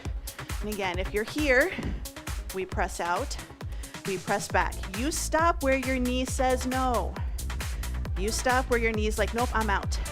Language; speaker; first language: English; native; English